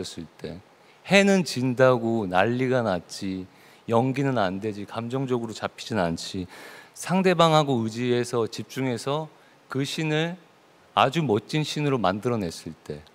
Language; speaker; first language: Korean; native; Korean